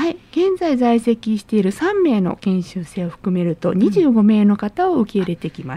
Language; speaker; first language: Japanese; native; Japanese